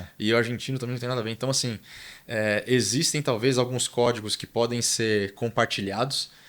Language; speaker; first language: Portuguese; native; Portuguese